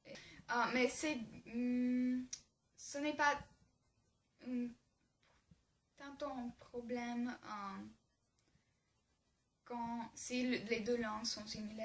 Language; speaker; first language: French; non-native, learner; English